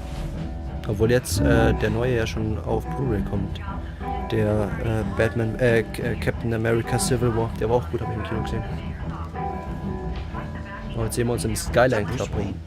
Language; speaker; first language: German; native; German